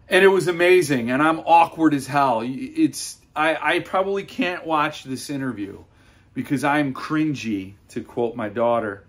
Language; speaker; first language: English; native; English